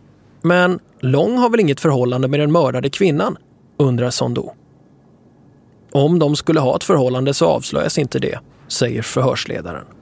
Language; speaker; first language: Swedish; native; Swedish